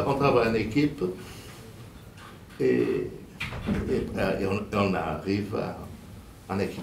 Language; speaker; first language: French; non-native, fluent; Portuguese